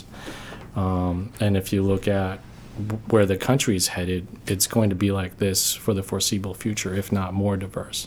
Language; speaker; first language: English; early bilingual, other home language; Korean